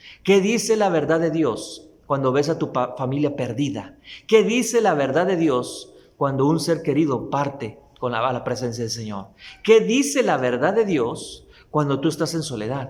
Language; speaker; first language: Spanish; native; Spanish